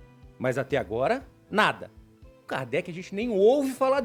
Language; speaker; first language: Portuguese; native; Portuguese